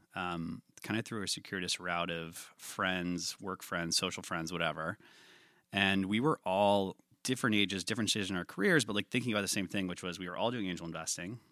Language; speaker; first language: English; native; English